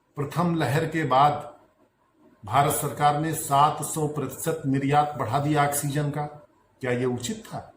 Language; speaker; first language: Hindi; native; Hindi